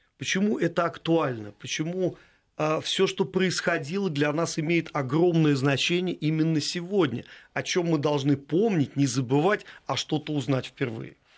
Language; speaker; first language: Russian; native; Russian